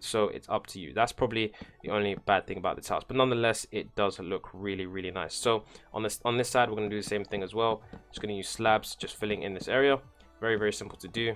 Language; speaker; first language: English; native; English